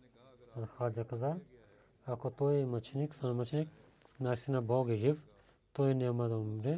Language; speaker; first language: Bulgarian; non-native, learner; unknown